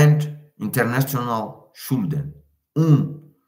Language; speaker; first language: German; non-native, learner; Tajik